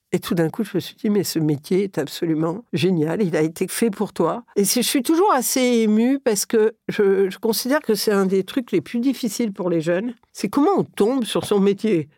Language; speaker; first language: French; early bilingual, other home language; Catalan